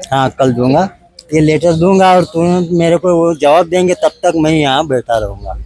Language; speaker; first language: Hindi; non-native, local second language; Marathi